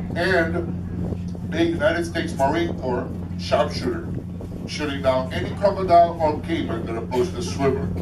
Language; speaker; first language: English; non-native, fluent; Spanish